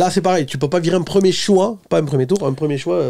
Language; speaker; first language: French; native; French